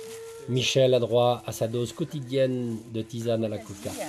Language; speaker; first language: French; native; French